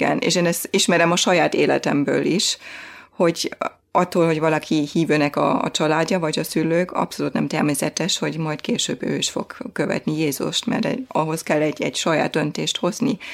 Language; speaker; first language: Hungarian; non-native, fluent; German